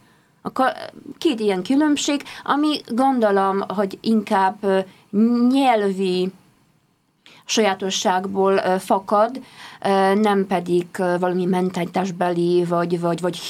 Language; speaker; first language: Hungarian; non-native, fluent; Polish